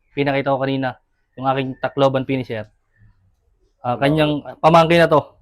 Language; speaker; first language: Filipino; native; Filipino